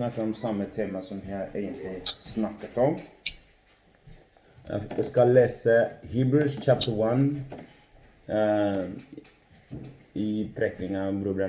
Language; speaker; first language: Norwegian; non-native, fluent; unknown